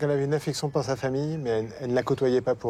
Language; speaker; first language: French; native; French